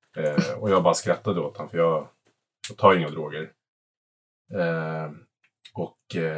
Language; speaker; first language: Swedish; early bilingual, other home language; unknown